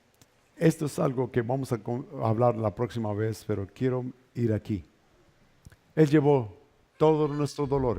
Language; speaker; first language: Spanish; native; Spanish